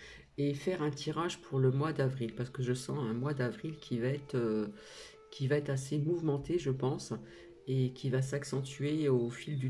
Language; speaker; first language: French; native; French